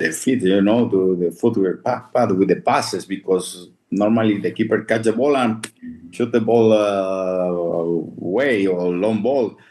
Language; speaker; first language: English; non-native, fluent; Spanish